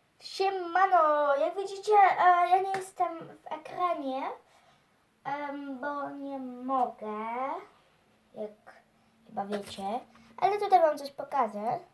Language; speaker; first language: Polish; early bilingual, heritage; Polish